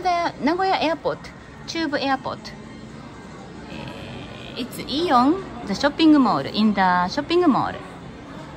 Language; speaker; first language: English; non-native, learner; Japanese